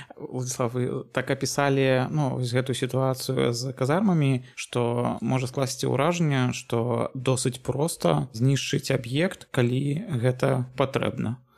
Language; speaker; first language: Belarusian; non-native, local second language; Russian